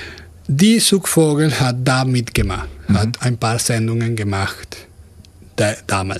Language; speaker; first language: German; non-native, fluent; Spanish